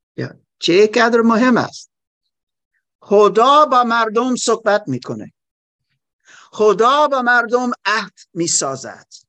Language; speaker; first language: Persian; non-native, learner; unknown